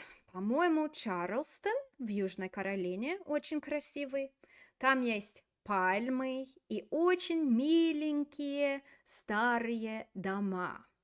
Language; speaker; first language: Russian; non-native, fluent; English